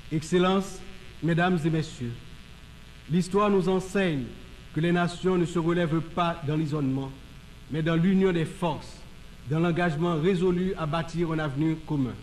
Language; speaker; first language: French; non-native, local second language; Haitian Creole